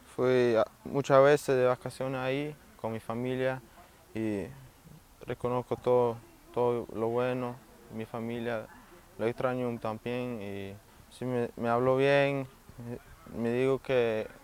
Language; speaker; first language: Spanish; early bilingual, heritage; German